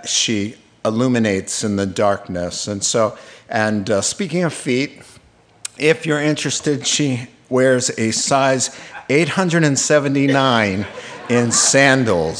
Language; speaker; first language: English; native; English